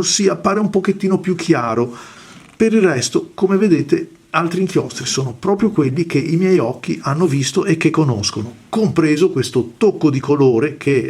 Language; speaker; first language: Italian; native; Italian